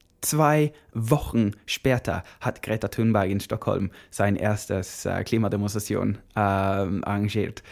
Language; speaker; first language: German; non-native, learner; Norwegian